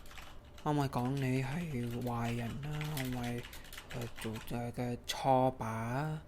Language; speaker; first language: Cantonese; early bilingual, heritage; Cantonese